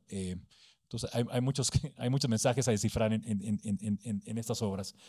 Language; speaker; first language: Spanish; native; Spanish